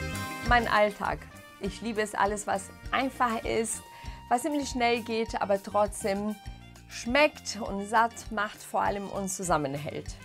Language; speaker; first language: German; non-native, fluent; Portuguese